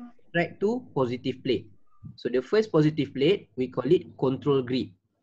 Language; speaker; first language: English; non-native, local second language; Malay